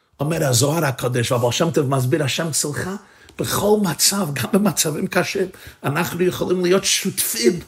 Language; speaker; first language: Hebrew; non-native, fluent; English